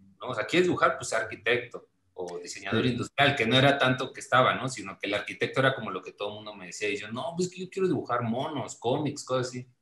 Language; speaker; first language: Spanish; native; Spanish